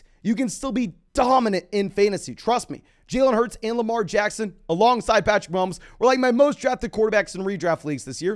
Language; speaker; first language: English; native; English